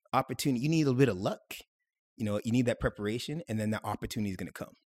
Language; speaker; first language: English; native; English